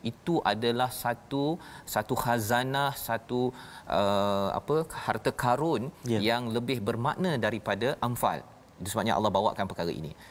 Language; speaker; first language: Malay; native; Malay